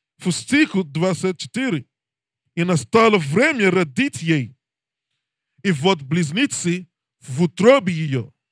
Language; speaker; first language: Russian; non-native, learner; English